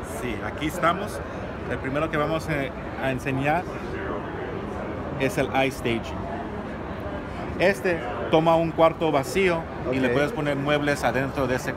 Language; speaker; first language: Spanish; early bilingual, heritage; Spanish